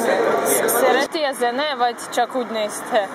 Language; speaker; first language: Hungarian; non-native, learner; Russian